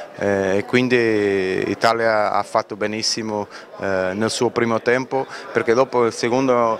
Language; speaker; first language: Italian; non-native, fluent; Portuguese